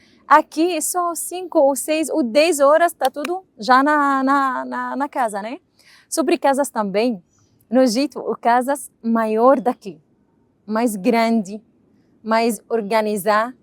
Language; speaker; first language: Portuguese; non-native, learner; Arabic